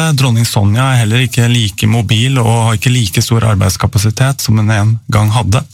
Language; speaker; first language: Norwegian; native; Norwegian